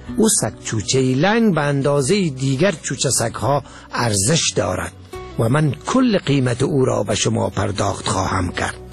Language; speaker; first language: Persian; native; Persian